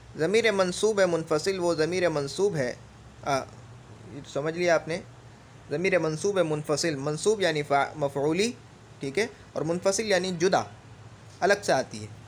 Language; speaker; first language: Urdu; native; Urdu